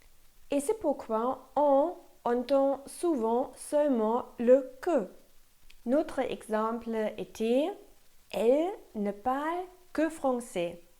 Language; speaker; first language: French; non-native, fluent; German